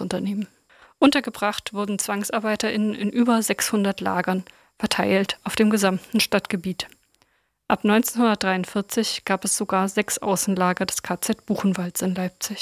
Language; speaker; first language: German; native; German